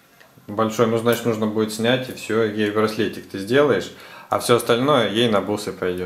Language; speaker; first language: Russian; native; Russian